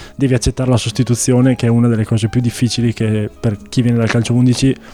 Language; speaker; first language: Italian; native; Italian